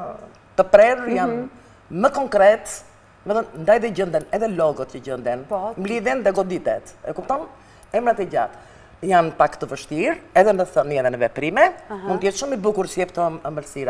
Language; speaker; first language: Albanian; native; Albanian